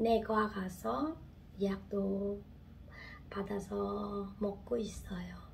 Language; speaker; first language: Korean; non-native, fluent; Khmer